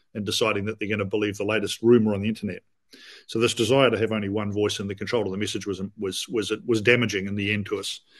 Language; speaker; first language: English; native; English